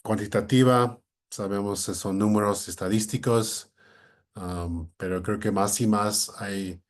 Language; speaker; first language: Spanish; non-native, fluent; English